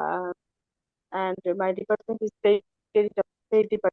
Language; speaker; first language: English; non-native, learner; Bangla